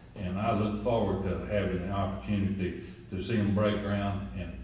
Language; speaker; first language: English; native; English